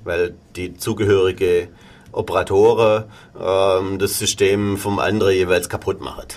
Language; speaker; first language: German; native; German